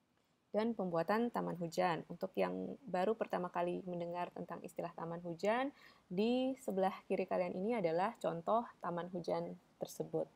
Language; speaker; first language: Indonesian; native; Indonesian